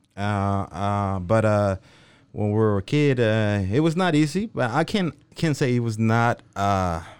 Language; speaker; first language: English; non-native, fluent; Spanish